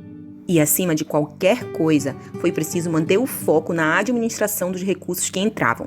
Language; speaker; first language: Portuguese; native; Portuguese